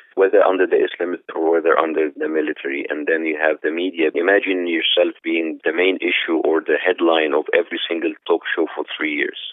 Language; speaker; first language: English; non-native, fluent; Arabic